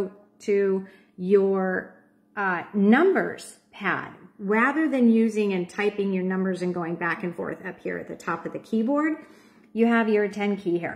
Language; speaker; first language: English; native; English